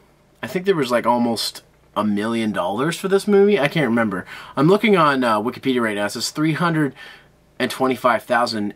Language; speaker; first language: English; native; English